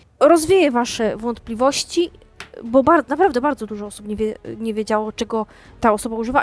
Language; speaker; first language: Polish; native; Polish